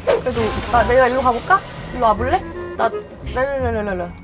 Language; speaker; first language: Korean; native; Korean